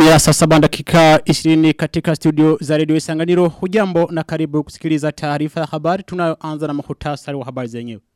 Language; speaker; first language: Swahili; non-native, local second language; Rundi